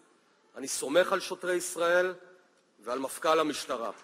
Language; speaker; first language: Hebrew; native; Hebrew